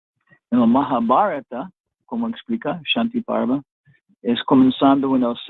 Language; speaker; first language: Spanish; non-native, fluent; English